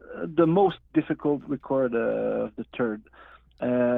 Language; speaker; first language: English; non-native, learner; Innu-aimun